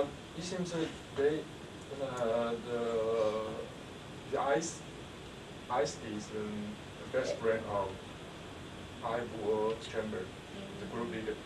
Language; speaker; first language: English; non-native, learner; Chinese